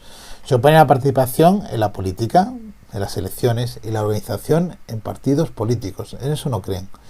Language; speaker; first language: Spanish; native; Spanish